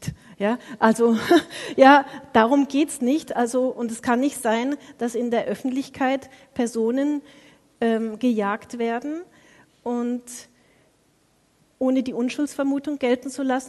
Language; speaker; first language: German; native; German